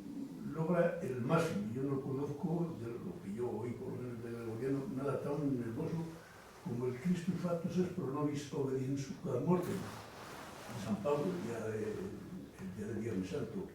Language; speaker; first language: Spanish; native; Spanish